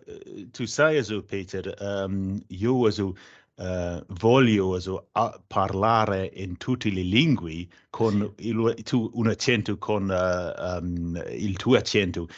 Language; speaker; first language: Italian; non-native, learner; English